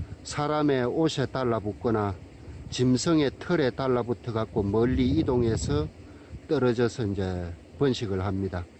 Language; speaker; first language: Korean; native; Korean